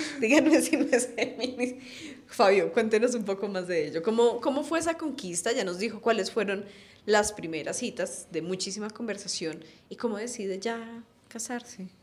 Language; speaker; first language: Spanish; native; Spanish